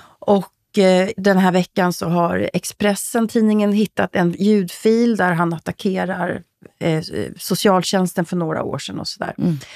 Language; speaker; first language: Swedish; native; Swedish